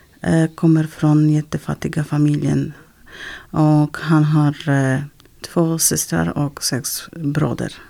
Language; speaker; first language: Swedish; non-native, learner; Arabic